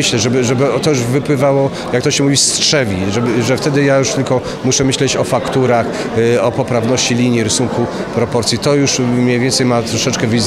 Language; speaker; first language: Polish; native; Polish